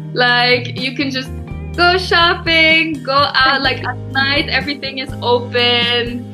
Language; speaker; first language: English; early bilingual, heritage; Turkish